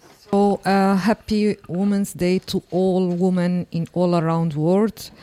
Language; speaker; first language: English; non-native, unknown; Kurdish